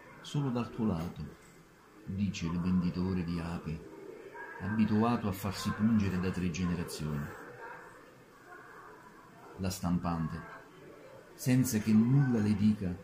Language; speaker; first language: Italian; native; Italian